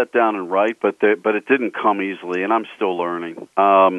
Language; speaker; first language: English; native; English